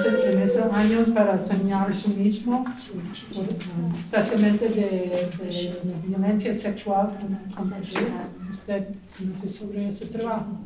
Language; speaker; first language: Spanish; non-native, learner; English